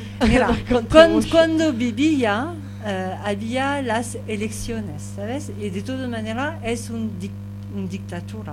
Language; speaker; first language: Spanish; non-native, learner; French